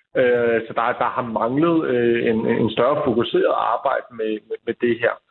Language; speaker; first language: Danish; native; Danish